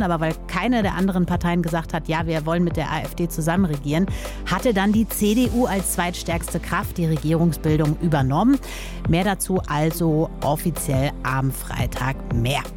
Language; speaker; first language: German; native; German